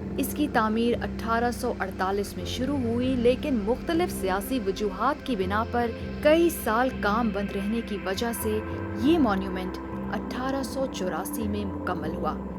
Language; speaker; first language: Urdu; native; Urdu